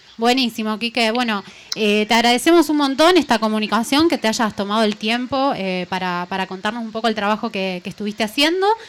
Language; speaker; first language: Spanish; native; Spanish